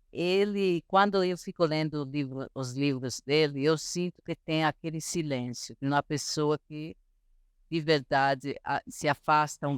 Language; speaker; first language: Portuguese; non-native, fluent; Italian